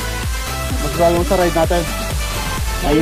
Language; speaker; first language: Filipino; native; Filipino